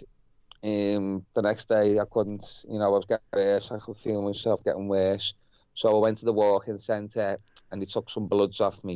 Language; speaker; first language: English; native; English